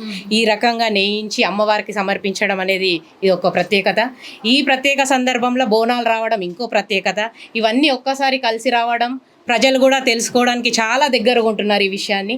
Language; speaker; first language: Telugu; native; Telugu